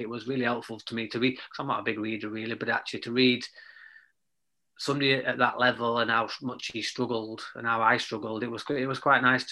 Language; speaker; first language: English; native; English